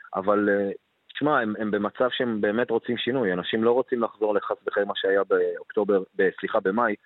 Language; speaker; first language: Hebrew; non-native, local second language; Arabic